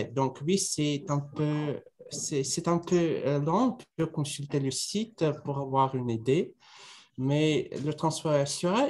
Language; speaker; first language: French; non-native, fluent; Russian